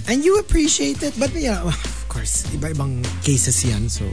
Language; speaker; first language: English; non-native, local second language; Filipino